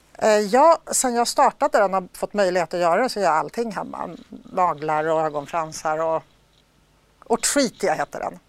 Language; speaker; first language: Swedish; early bilingual, other home language; Polish